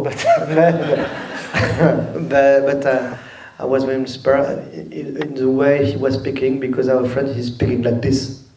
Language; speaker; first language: English; non-native, learner; French